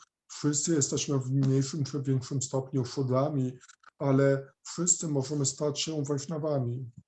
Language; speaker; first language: Polish; native; Polish